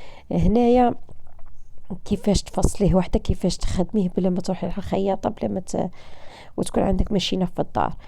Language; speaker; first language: Arabic; native; Arabic